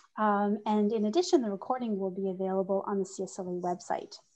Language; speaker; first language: English; native; English